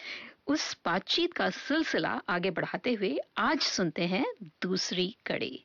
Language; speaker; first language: Hindi; native; Hindi